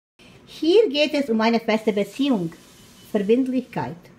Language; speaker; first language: German; non-native, fluent; Croatian